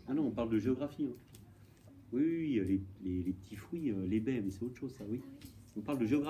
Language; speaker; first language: French; native; French